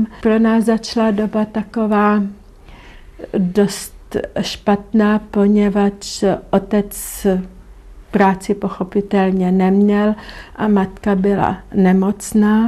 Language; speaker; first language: Czech; non-native, local second language; German